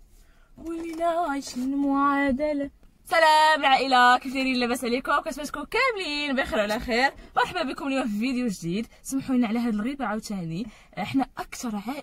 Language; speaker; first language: Arabic; native; Arabic